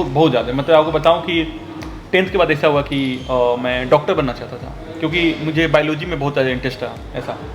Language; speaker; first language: Hindi; native; Hindi